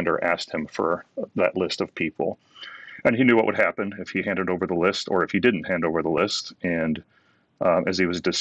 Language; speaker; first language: English; early bilingual, other home language; Ukrainian